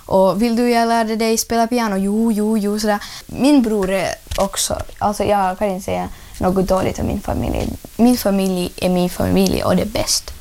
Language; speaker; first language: Swedish; non-native, learner; Russian